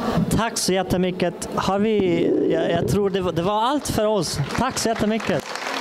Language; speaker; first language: Swedish; non-native, fluent; Persian